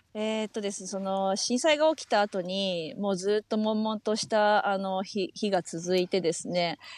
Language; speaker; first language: Japanese; native; Japanese